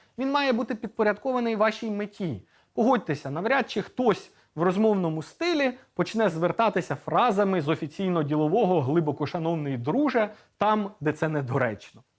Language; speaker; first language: Ukrainian; native; Ukrainian